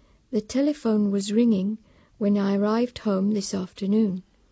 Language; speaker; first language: English; native; English